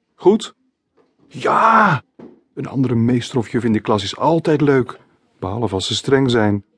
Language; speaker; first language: Dutch; native; Dutch